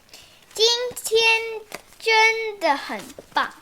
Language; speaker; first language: Chinese; early bilingual, heritage; Chinese